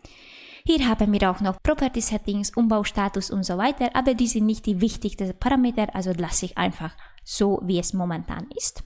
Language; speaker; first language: German; non-native, fluent; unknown